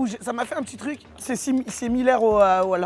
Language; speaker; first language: French; native; French